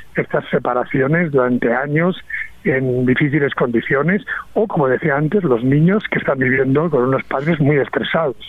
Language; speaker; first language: Spanish; native; Spanish